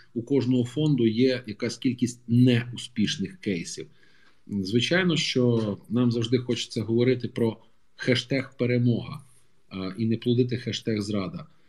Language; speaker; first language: Ukrainian; native; Ukrainian